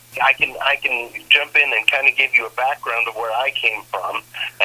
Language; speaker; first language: English; native; English